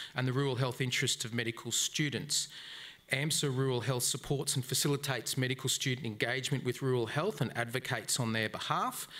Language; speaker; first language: English; native; English